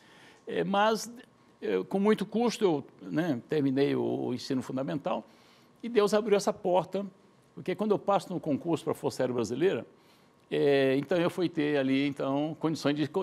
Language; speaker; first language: Portuguese; native; Portuguese